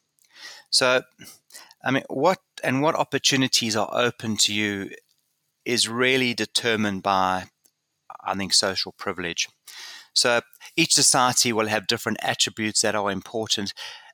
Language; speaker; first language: English; native; English